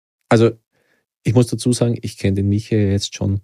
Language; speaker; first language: German; native; German